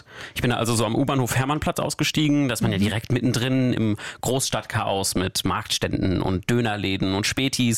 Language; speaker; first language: German; native; German